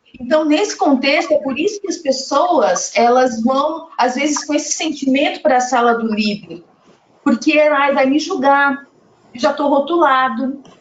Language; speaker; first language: Portuguese; native; Portuguese